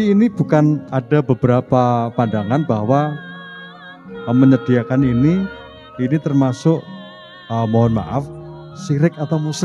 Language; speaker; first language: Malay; non-native, local second language; Javanese